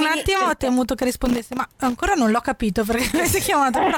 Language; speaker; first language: Italian; native; Italian